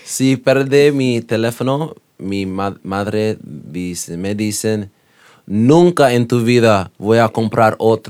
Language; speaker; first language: Spanish; non-native, learner; English